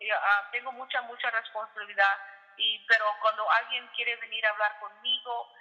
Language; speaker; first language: Spanish; early bilingual, other home language; English